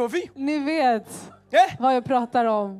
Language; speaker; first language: Swedish; early bilingual, other home language; Kinyarwanda